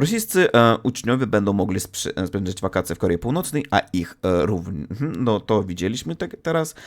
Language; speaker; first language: Polish; non-native, fluent; Russian